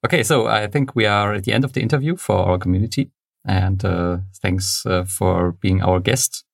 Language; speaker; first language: English; non-native, fluent; German